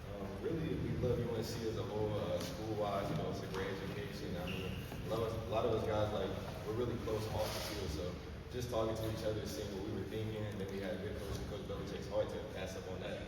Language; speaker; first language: English; native; English